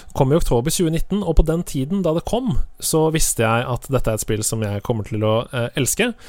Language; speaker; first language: Norwegian; native; Norwegian